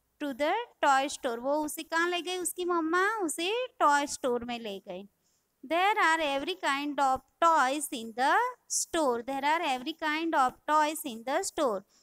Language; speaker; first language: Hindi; non-native, local second language; Gujarati